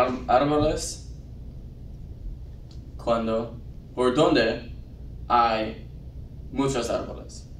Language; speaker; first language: Spanish; non-native, learner; English